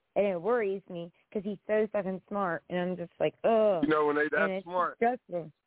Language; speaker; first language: English; native; English